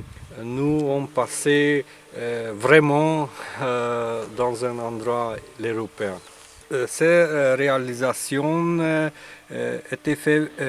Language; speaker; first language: French; non-native, learner; Hungarian